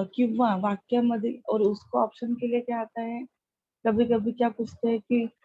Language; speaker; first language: Hindi; non-native, local second language; Marathi